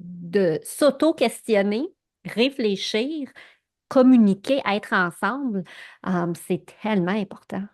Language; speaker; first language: French; native; French